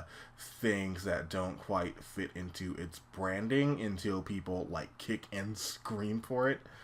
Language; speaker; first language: English; native; English